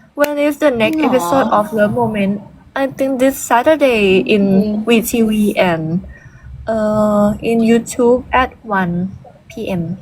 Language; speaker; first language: English; non-native, learner; Thai